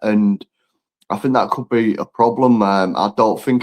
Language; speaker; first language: English; native; English